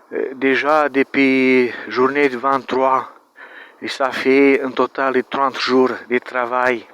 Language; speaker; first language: French; non-native, learner; Romanian